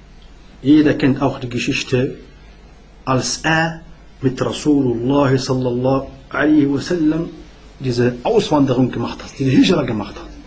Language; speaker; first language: German; non-native, learner; Arabic